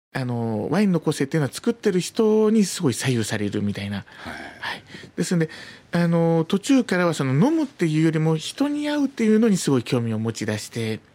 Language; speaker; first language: Japanese; native; Japanese